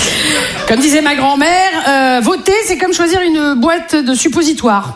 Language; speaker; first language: French; native; French